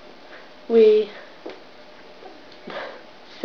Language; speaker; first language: French; non-native, learner; English